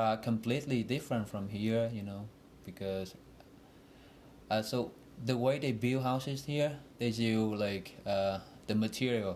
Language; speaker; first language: English; non-native, fluent; Vietnamese